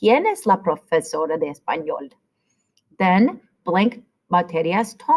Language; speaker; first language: Spanish; non-native, fluent; English